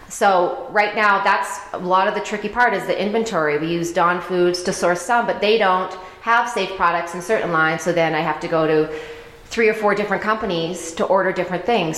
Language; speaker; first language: English; native; English